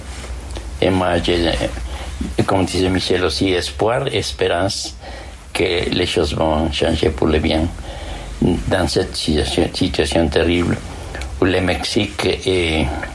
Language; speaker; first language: French; non-native, fluent; Spanish